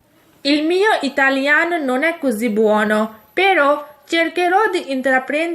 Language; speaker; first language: Italian; non-native, fluent; Urdu